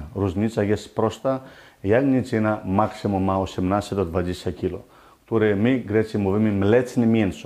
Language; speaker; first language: Polish; non-native, learner; Greek